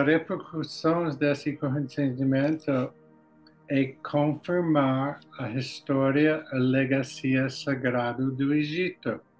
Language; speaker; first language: Portuguese; non-native, learner; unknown